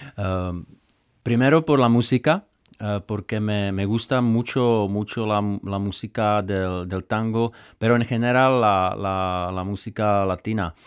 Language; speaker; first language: Spanish; non-native, fluent; Czech